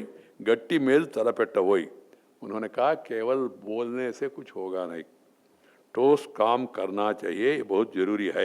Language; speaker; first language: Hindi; non-native, local second language; Telugu